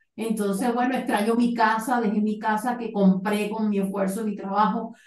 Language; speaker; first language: Spanish; native; Spanish